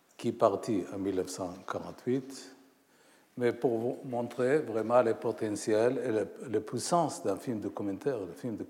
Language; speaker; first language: French; non-native, fluent; Hebrew